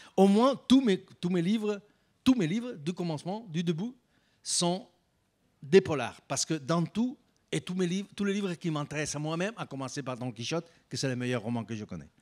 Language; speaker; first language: French; non-native, fluent; Spanish